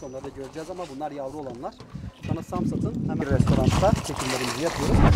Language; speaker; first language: Turkish; native; Turkish